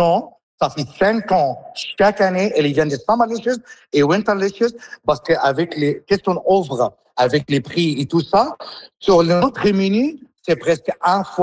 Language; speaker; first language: French; native; French